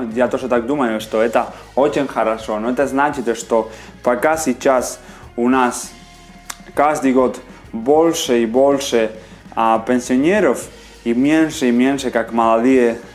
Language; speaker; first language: Russian; non-native, fluent; Spanish